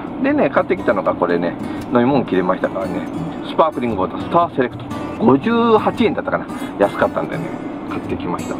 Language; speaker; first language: Japanese; native; Japanese